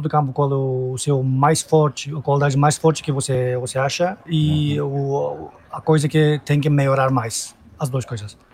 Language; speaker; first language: Portuguese; non-native, fluent; Turkish